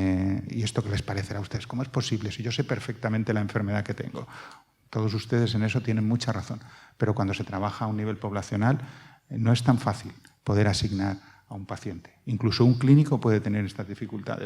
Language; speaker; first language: Spanish; native; Spanish